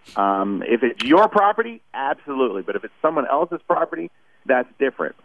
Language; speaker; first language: English; native; English